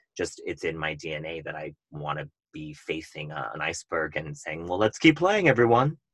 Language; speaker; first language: English; native; English